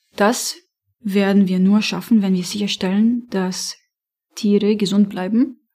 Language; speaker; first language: German; non-native, fluent; Arabic